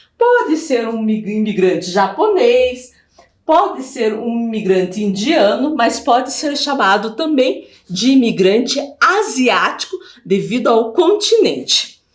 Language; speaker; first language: Portuguese; native; Portuguese